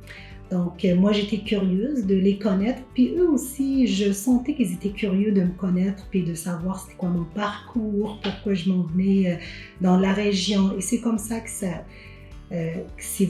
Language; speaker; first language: French; non-native, local second language; Arabic